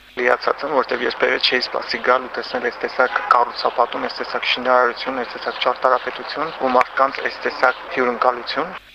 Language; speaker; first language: Armenian; early bilingual, heritage; Armenian